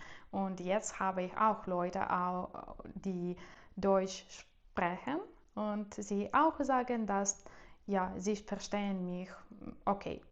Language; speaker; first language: German; non-native, learner; Russian